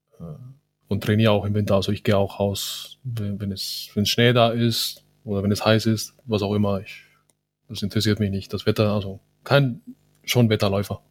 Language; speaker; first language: German; non-native, fluent; Spanish